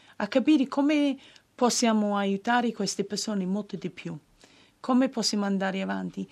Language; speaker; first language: Italian; non-native, fluent; English